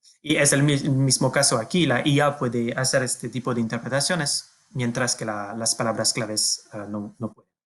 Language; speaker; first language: Spanish; non-native, fluent; French